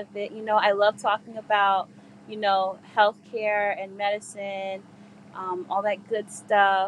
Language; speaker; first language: English; native; English